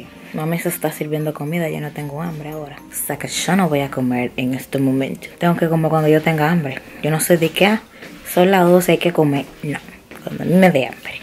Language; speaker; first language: Spanish; native; Spanish